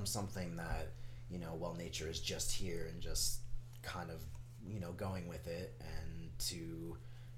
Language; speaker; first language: English; native; English